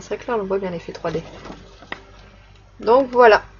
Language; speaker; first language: French; native; French